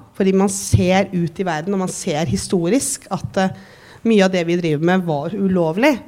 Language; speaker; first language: Norwegian; native; Norwegian